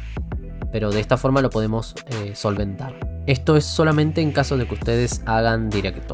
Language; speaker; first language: Spanish; native; Spanish